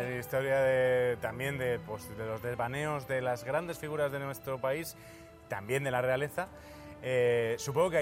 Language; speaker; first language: Spanish; native; Spanish